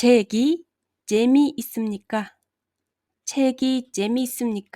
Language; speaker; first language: Korean; non-native, fluent; Mongolian